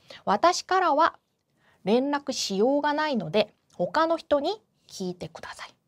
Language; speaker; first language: Japanese; non-native, fluent; Korean